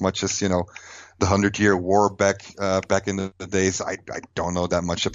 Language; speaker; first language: English; non-native, fluent; Dutch